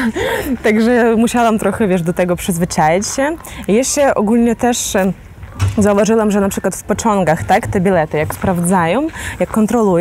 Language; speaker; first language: Polish; non-native, fluent; Ukrainian